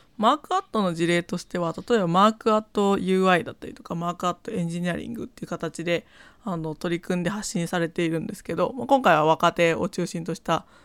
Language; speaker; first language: Japanese; non-native, fluent; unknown